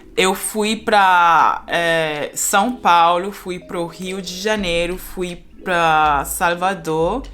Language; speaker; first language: Portuguese; non-native, fluent; Spanish